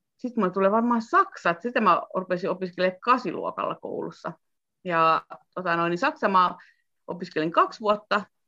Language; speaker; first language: Finnish; native; Finnish